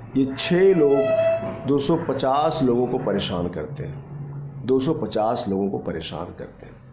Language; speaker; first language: Hindi; native; Hindi